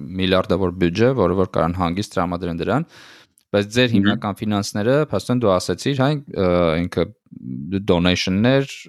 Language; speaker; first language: Armenian; native; Armenian